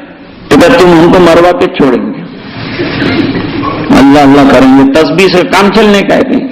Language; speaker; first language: Urdu; native; Urdu